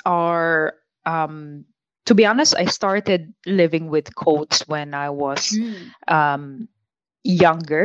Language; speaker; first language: English; non-native, local second language; Filipino